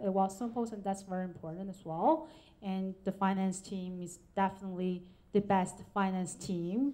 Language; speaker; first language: English; non-native, fluent; Chinese